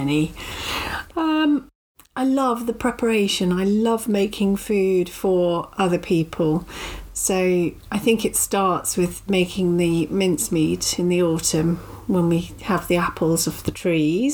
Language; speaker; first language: English; native; English